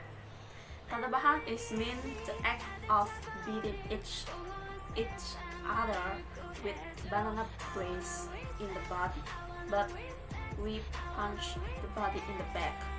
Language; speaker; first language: English; non-native, learner; Balinese